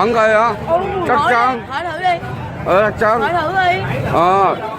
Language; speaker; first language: Vietnamese; non-native, learner; Korean